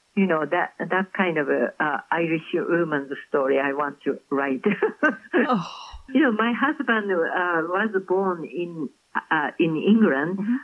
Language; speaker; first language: English; non-native, fluent; Japanese